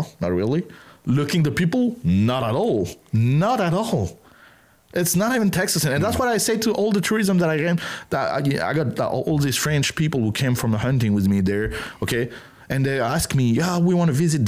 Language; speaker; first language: English; non-native, learner; French